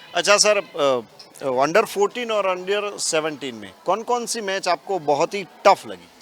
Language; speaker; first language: Hindi; non-native, local second language; Gujarati